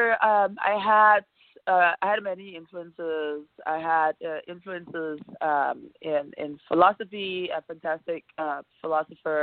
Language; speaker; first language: English; non-native, fluent; Danish